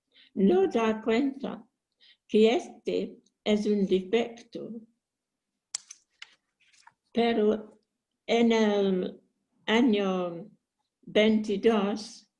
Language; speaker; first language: Spanish; non-native, learner; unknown